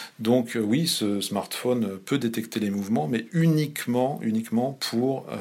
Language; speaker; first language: French; native; French